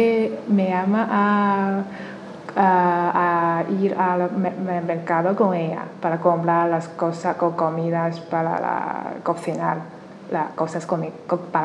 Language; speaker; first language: Spanish; non-native, learner; Chinese